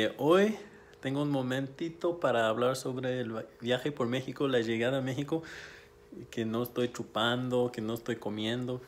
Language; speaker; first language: Spanish; non-native, fluent; English